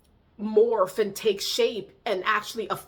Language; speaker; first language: English; native; English